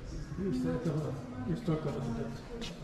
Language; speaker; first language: Russian; non-native, fluent; German